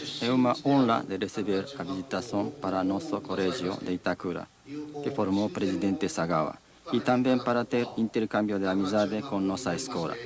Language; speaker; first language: Portuguese; non-native, learner; Japanese